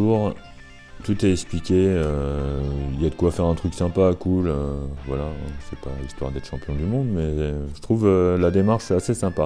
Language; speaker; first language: French; native; French